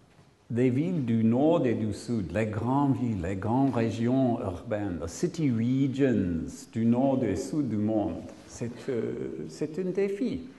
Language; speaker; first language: French; non-native, learner; English